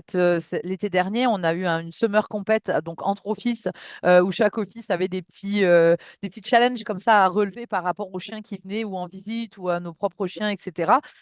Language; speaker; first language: French; native; French